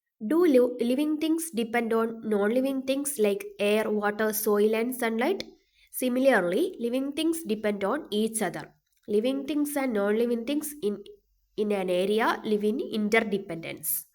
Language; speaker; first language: English; non-native, local second language; Malayalam